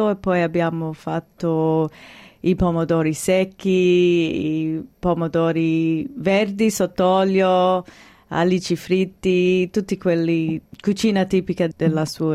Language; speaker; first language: Italian; early bilingual, heritage; English